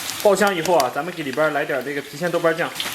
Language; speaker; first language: Chinese; native; Chinese